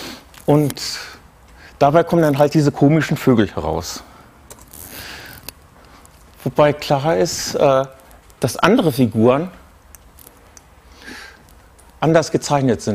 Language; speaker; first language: German; native; German